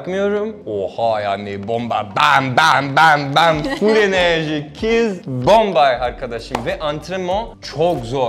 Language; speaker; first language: Turkish; non-native, learner; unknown